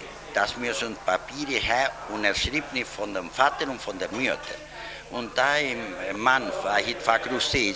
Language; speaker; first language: German; early bilingual, heritage; German